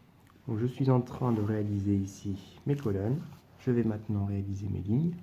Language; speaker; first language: French; native; French